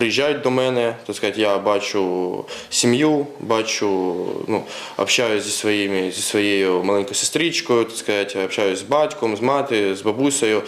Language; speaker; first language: Ukrainian; native; Ukrainian